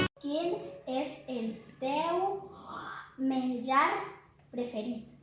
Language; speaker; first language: Catalan; non-native, learner; Spanish